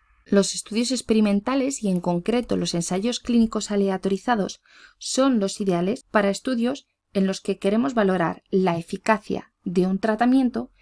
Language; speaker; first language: Spanish; native; Spanish